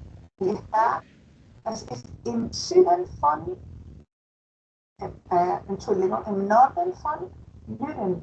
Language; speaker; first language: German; non-native, fluent; Spanish